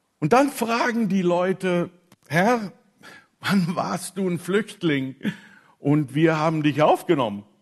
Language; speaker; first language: German; non-native, fluent; English